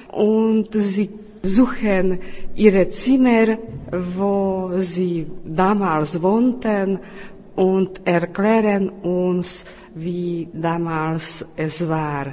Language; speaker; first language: German; non-native, fluent; Czech